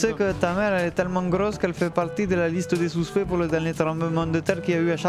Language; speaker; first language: French; native; French